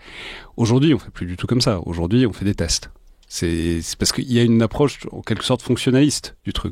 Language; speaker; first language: French; native; French